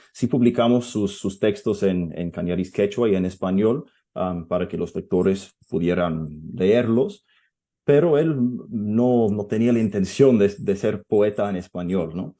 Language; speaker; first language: Spanish; non-native, fluent; English